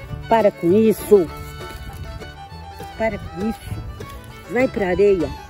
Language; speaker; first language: Portuguese; native; Portuguese